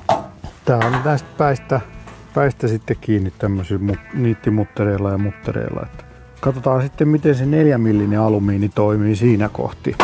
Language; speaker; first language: Finnish; native; Finnish